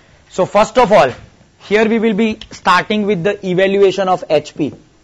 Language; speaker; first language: English; non-native, local second language; Gujarati